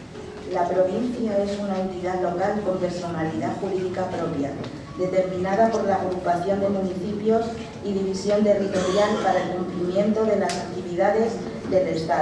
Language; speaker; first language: Spanish; native; Spanish